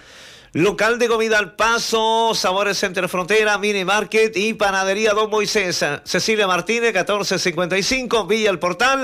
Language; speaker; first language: Spanish; native; Spanish